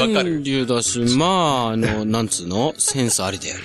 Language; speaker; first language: Japanese; native; Japanese